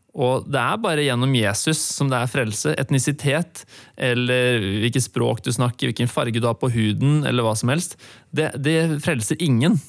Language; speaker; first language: Norwegian; native; Norwegian